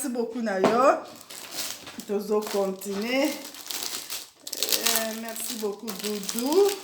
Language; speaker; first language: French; non-native, local second language; Lingala